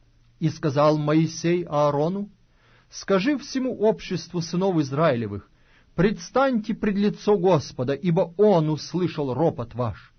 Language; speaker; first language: Russian; native; Russian